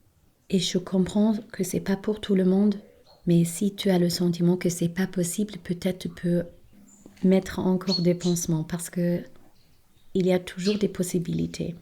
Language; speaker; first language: French; non-native, fluent; German